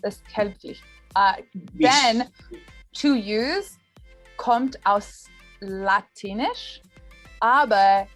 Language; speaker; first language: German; non-native, learner; English